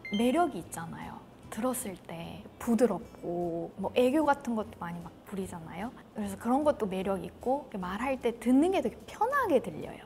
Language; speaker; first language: Korean; non-native, fluent; Burmese